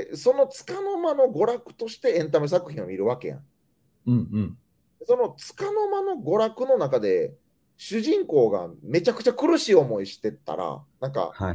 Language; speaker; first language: Japanese; native; Japanese